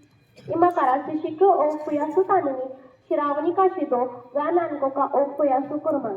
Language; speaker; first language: Japanese; non-native, learner; Marathi